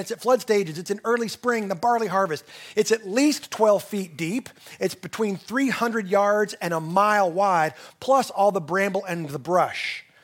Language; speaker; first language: English; native; English